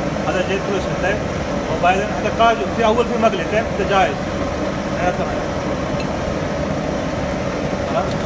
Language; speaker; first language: Arabic; non-native, learner; Urdu